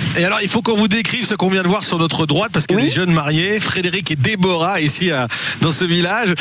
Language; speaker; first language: French; native; French